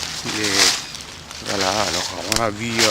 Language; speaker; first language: French; non-native, fluent; Korean